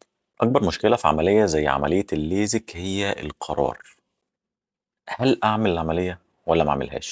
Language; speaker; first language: Arabic; native; Arabic